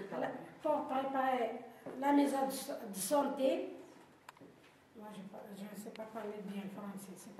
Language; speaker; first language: French; non-native, learner; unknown